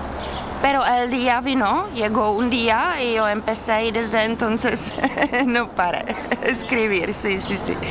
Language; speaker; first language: Spanish; non-native, fluent; Czech